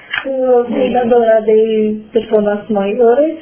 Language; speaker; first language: Spanish; non-native, learner; Romanian